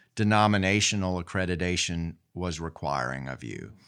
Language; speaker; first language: English; native; English